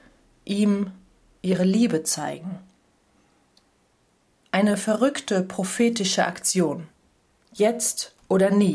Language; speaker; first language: German; native; German